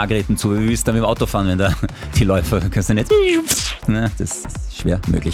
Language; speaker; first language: German; native; German